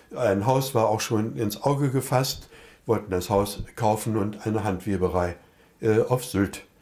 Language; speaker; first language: German; native; German